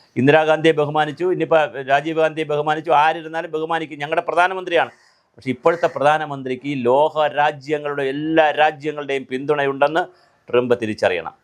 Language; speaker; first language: Malayalam; native; Malayalam